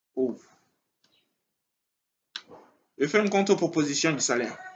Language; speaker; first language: French; native; French